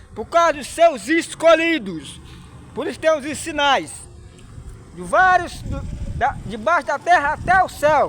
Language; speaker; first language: Portuguese; native; Portuguese